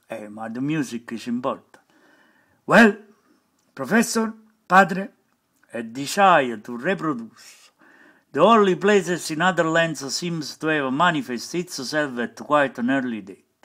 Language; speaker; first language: English; non-native, learner; Italian